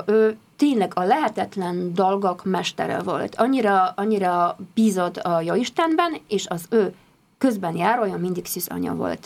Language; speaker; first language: Hungarian; non-native, fluent; Polish